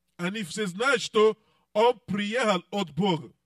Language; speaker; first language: Russian; non-native, learner; English